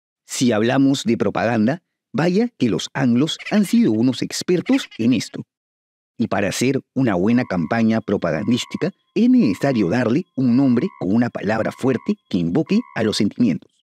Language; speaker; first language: Spanish; native; Spanish